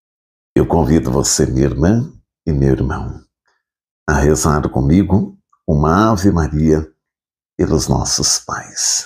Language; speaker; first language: Portuguese; native; Portuguese